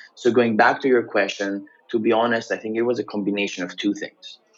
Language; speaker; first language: English; non-native, fluent; Greek